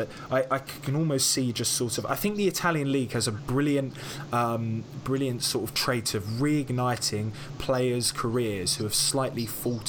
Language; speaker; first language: English; native; English